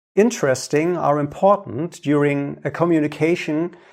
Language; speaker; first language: English; non-native, fluent; German